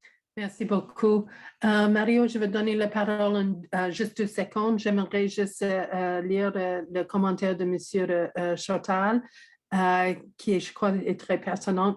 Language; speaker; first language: French; non-native, fluent; English